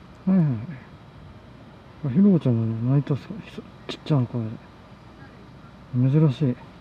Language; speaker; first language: Japanese; native; Japanese